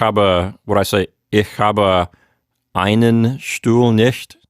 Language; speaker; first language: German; non-native, learner; English